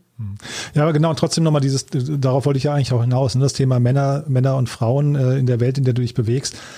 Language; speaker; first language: German; native; German